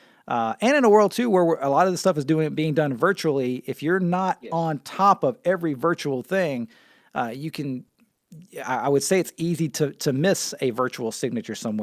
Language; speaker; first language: English; native; English